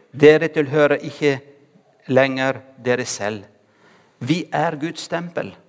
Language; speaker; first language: Norwegian; non-native, fluent; Arabic